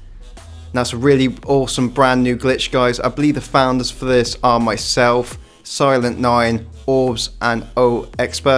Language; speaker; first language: English; native; English